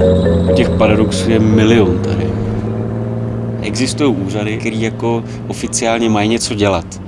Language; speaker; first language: Czech; native; Czech